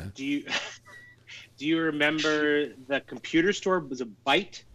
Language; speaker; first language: English; native; English